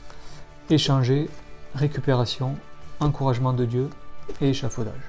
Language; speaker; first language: French; native; French